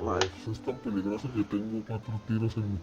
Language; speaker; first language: Spanish; native; Spanish